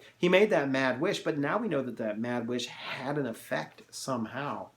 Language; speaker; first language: English; native; English